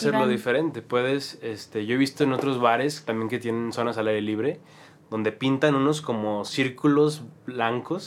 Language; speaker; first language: Spanish; native; Spanish